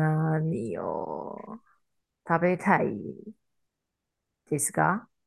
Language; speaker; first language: Japanese; non-native, learner; Chinese